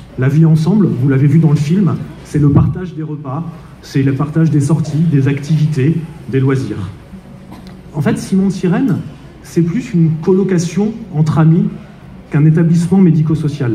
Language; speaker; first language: French; native; French